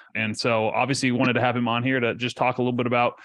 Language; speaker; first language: English; early bilingual, other home language; Spanish